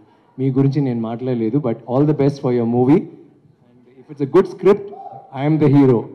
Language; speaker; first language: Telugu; non-native, learner; Tamil